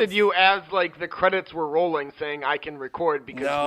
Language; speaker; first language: English; native; English